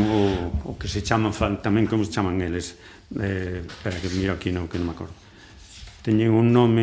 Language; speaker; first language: Galician; native; Galician